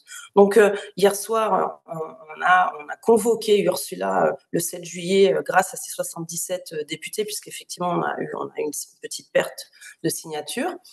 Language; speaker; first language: French; native; French